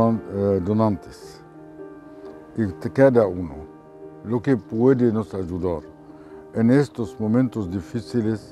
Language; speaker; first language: Spanish; non-native, fluent; Arabic